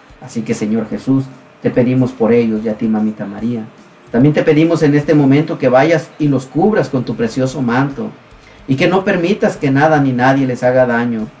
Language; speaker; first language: Spanish; native; Spanish